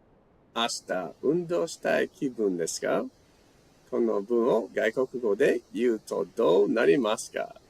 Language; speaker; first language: Japanese; non-native, learner; English